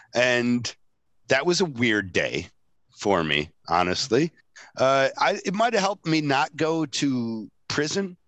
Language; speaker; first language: English; native; English